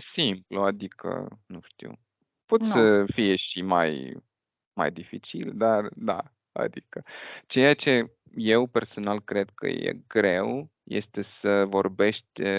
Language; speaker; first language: Romanian; non-native, fluent; Russian